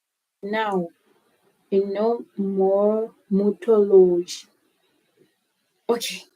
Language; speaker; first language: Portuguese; non-native, learner; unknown